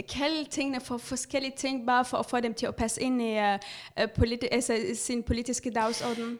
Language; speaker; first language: Danish; non-native, fluent; Arabic